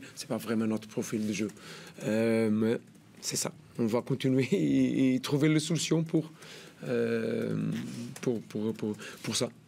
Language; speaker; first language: French; non-native, learner; Portuguese